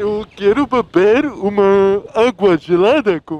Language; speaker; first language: Portuguese; non-native, learner; Dutch